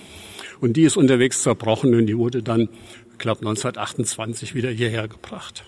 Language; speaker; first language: German; native; German